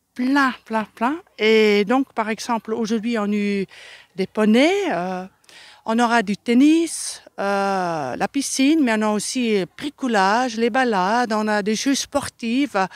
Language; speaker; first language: French; non-native, fluent; German